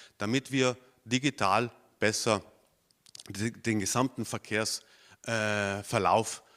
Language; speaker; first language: German; non-native, local second language; Ladin